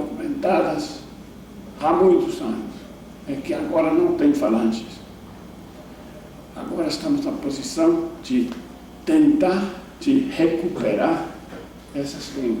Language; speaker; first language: Portuguese; non-native, fluent; English